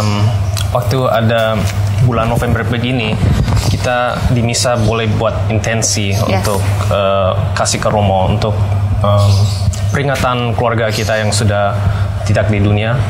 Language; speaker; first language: Indonesian; early bilingual, heritage; English